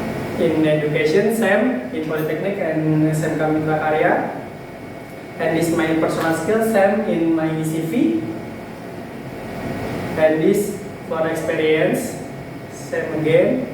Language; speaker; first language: English; non-native, learner; Indonesian